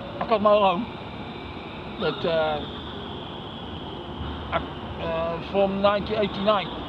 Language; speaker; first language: English; non-native, learner; Dutch